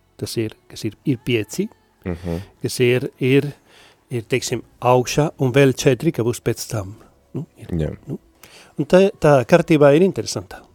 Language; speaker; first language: Latvian; non-native, learner; Spanish